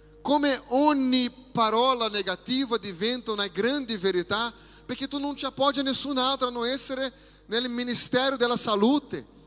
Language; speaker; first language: Italian; non-native, fluent; Portuguese